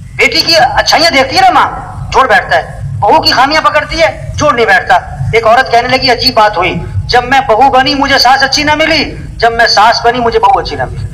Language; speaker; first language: Urdu; non-native, local second language; Pashto